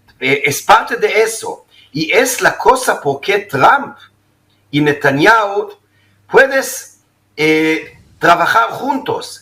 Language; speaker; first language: Spanish; non-native, fluent; Hebrew